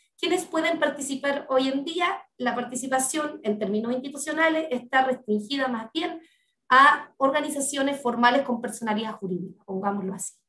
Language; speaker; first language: Spanish; native; Spanish